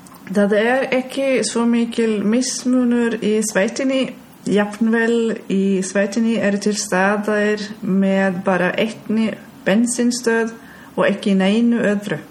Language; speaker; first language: Icelandic; non-native, learner; German